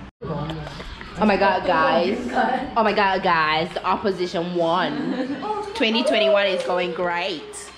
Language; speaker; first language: English; non-native, local second language; Chinese